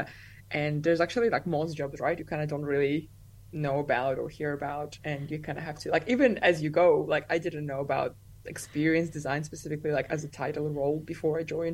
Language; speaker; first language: English; non-native, fluent; Russian